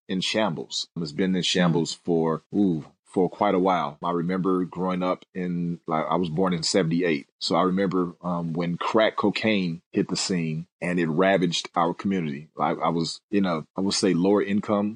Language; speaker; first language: English; native; English